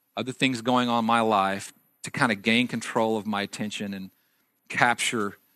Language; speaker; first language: English; native; English